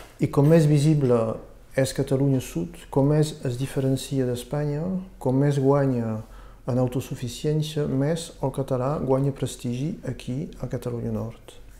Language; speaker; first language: Catalan; native; Catalan